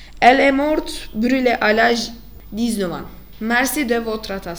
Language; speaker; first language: French; non-native, learner; Turkish